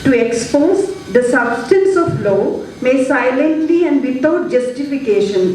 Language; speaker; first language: English; non-native, local second language; Malayalam